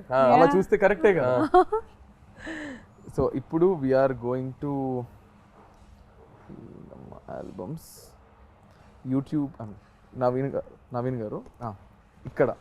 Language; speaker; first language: Telugu; native; Telugu